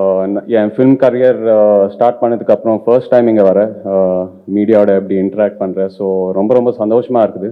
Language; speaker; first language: Tamil; non-native, local second language; Telugu